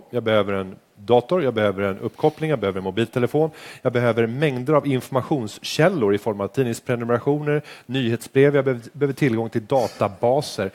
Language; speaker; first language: Swedish; native; Swedish